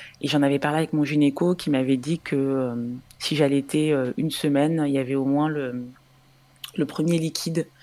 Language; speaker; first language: French; native; French